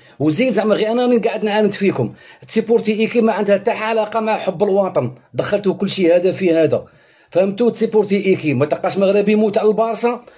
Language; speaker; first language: Arabic; native; Arabic